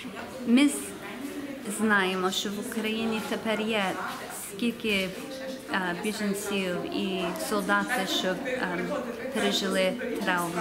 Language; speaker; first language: Ukrainian; early bilingual, heritage; English